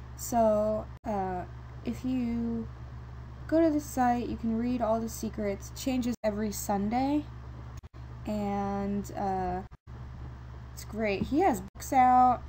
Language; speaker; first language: English; native; English